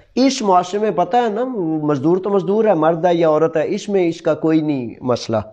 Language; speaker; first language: Urdu; non-native, local second language; Punjabi